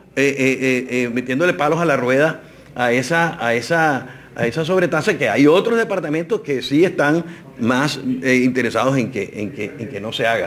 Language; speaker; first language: Spanish; native; Spanish